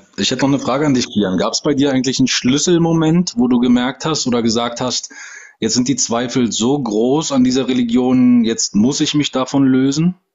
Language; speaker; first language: German; native; German